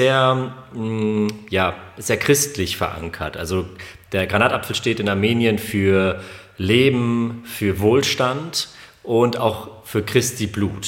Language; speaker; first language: German; early bilingual, other home language; Armenian